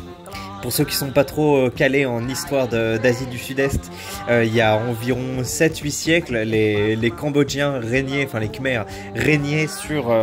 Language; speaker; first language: French; native; French